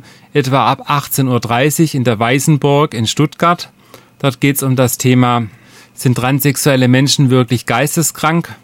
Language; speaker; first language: German; native; German